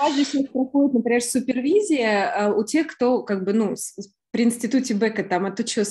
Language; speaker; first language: Russian; native; Russian